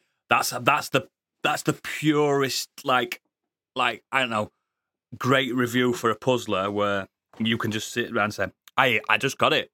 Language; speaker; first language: English; native; English